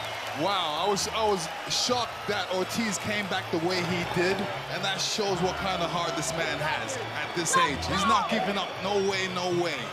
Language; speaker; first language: English; native; English